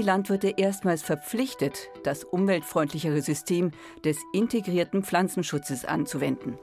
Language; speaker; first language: German; native; German